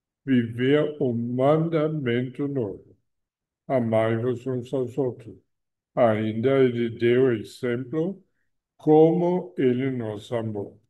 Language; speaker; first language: Portuguese; non-native, fluent; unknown